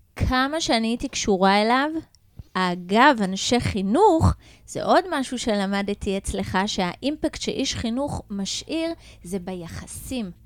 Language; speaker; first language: Hebrew; native; Hebrew